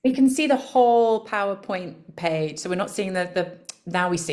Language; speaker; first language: English; native; English